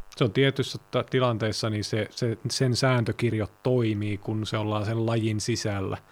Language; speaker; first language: Finnish; native; Finnish